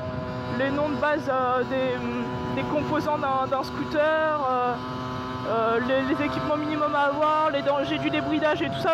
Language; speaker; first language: French; native; French